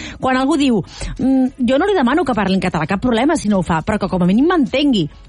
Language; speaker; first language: Catalan; native; Catalan